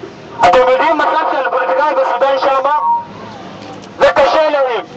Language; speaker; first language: Hebrew; non-native, learner; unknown